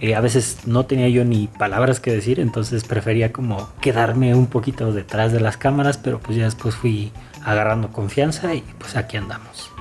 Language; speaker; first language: Spanish; native; Spanish